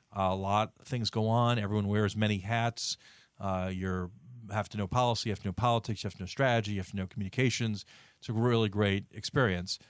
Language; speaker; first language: English; native; English